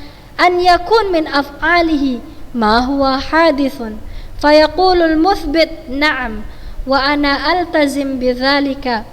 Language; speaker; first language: Arabic; non-native, fluent; Indonesian